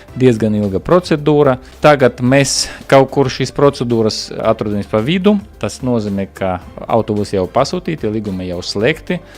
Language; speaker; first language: Latvian; non-native, local second language; Russian